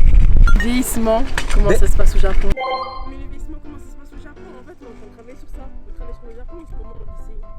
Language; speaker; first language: French; native; French